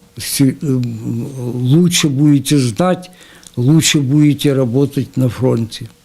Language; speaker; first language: Russian; non-native, local second language; Ukrainian